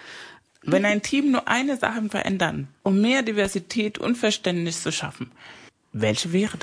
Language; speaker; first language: German; non-native, fluent; Spanish